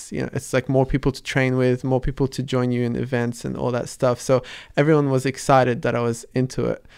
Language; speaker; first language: English; early bilingual, other home language; Arabic